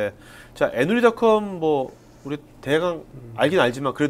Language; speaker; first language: Korean; native; Korean